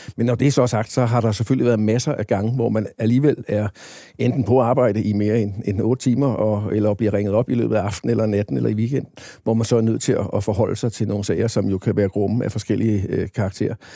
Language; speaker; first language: Danish; native; Danish